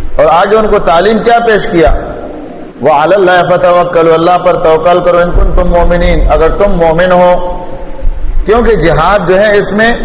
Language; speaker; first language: Urdu; non-native, local second language; Pashto